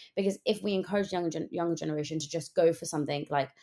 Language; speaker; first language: English; native; English